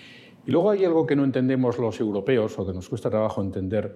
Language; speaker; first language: Spanish; native; Spanish